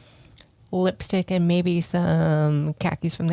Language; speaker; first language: English; native; English